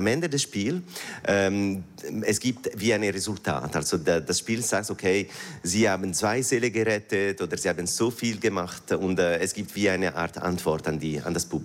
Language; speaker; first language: German; non-native, fluent; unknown